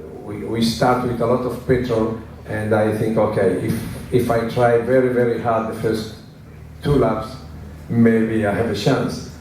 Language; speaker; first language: English; non-native, learner; Italian